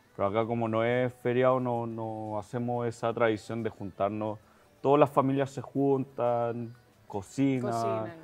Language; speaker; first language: Spanish; native; Spanish